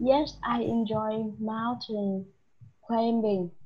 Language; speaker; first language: English; non-native, learner; Vietnamese